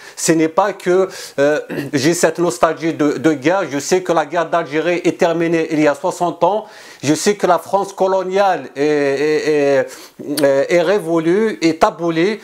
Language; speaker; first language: French; non-native, local second language; Kabyle